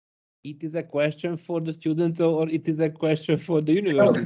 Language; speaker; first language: English; non-native, learner; Hungarian